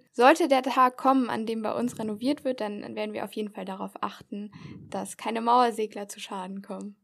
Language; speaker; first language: German; native; German